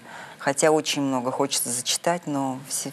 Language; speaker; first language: Russian; native; Russian